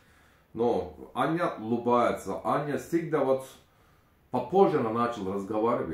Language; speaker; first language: Russian; non-native, learner; Turkish